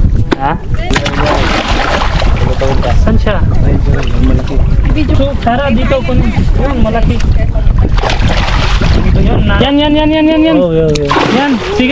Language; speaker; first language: Filipino; non-native, learner; Hindi